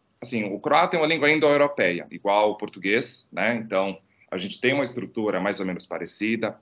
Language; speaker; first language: Portuguese; non-native, fluent; Croatian